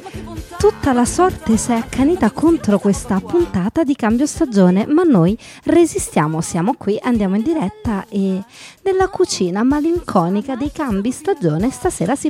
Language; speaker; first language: Italian; native; Italian